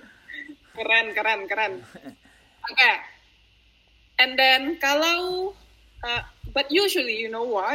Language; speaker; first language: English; non-native, fluent; Indonesian